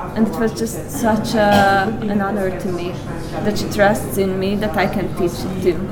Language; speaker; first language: English; non-native, fluent; Hungarian